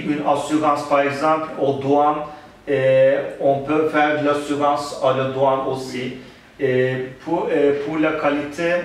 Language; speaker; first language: French; non-native, learner; Turkish